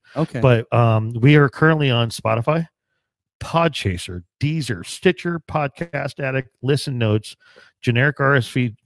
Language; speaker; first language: English; native; English